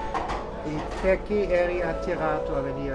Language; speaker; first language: Italian; non-native, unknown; German